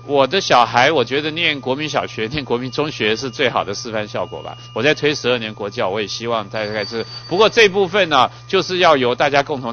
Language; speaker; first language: Chinese; native; Chinese